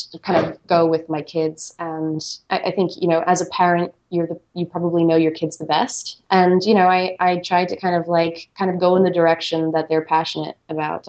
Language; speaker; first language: English; native; English